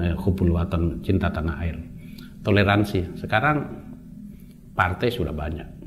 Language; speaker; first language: Indonesian; non-native, local second language; Javanese